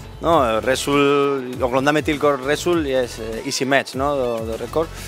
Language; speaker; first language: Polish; non-native, learner; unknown